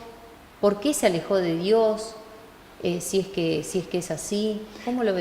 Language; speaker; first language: Spanish; native; Spanish